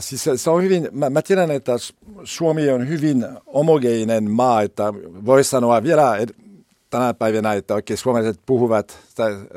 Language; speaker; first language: Finnish; non-native, learner; French